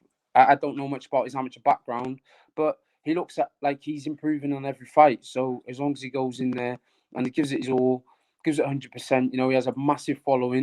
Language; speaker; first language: English; native; English